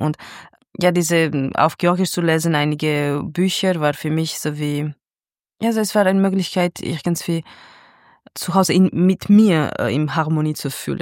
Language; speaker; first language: German; non-native, fluent; Georgian